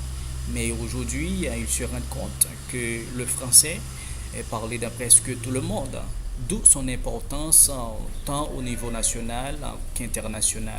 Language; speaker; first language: French; non-native, fluent; Spanish